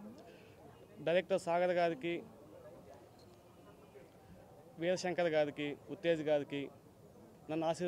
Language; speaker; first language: Telugu; native; Telugu